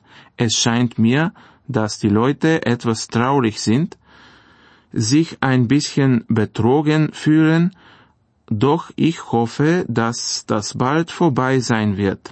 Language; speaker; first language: German; non-native, fluent; Bulgarian